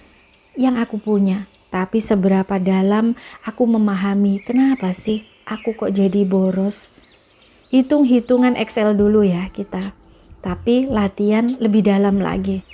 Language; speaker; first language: Indonesian; native; Indonesian